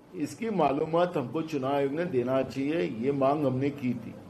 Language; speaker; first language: Hindi; non-native, local second language; Marathi